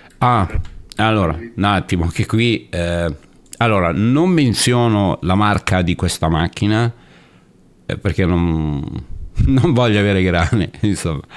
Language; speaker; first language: Italian; native; Italian